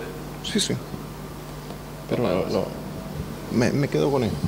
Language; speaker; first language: Spanish; native; Spanish